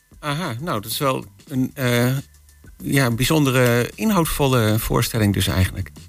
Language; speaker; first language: Dutch; native; Dutch